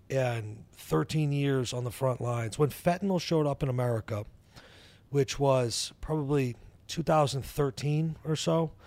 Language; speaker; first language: English; native; English